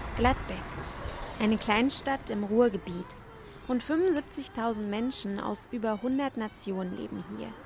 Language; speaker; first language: German; native; German